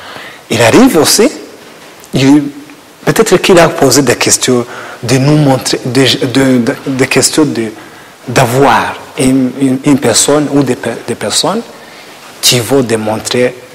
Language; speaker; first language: French; non-native, learner; Kinyarwanda